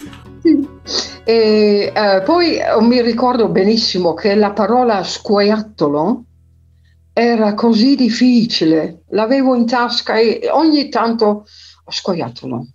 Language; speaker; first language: Italian; non-native, fluent; Dutch